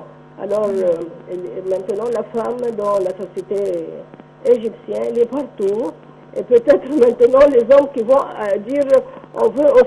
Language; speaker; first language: French; non-native, local second language; Arabic